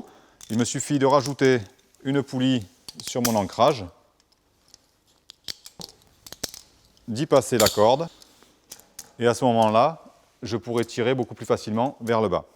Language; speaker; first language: French; native; French